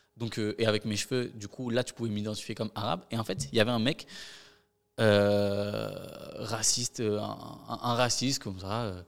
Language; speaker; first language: French; native; French